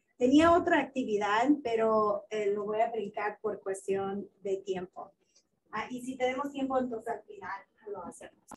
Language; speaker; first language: Spanish; non-native, fluent; English